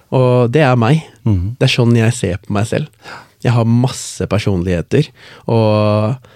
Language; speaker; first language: Norwegian; non-native, local second language; Tamil